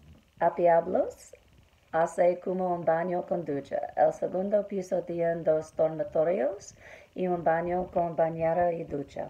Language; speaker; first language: Spanish; non-native, learner; English